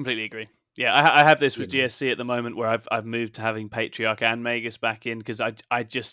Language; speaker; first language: English; native; English